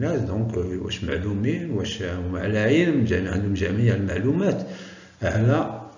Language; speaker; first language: Arabic; native; Arabic